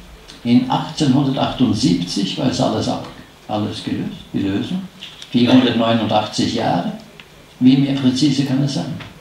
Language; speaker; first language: German; non-native, fluent; Norwegian